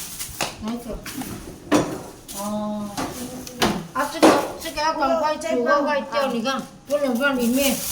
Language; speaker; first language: Chinese; non-native, learner; Filipino